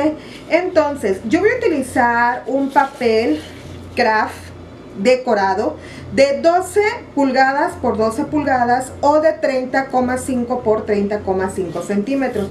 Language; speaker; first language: Spanish; native; Spanish